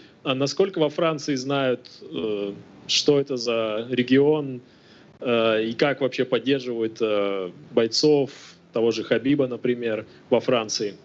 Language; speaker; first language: Russian; native; Russian